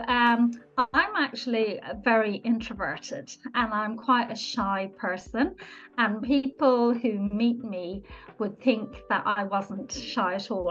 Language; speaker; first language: English; native; English